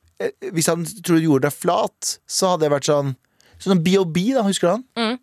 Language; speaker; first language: Norwegian; early bilingual, other home language; Kurdish